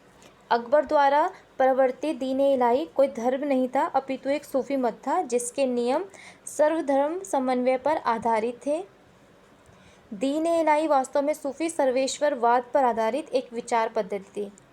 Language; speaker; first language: Hindi; native; Hindi